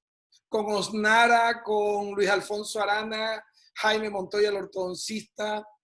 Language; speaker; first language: Spanish; native; Spanish